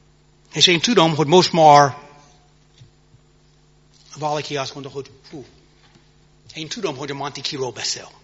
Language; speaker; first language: Hungarian; non-native, fluent; English